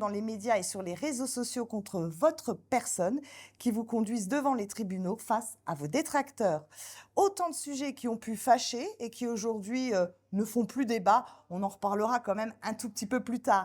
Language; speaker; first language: French; native; French